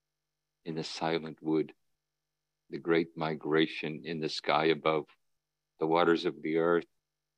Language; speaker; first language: English; native; English